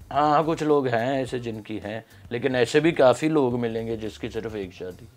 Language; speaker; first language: Urdu; non-native, local second language; Punjabi